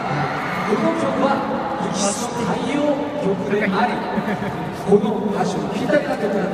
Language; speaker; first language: Japanese; non-native, fluent; Korean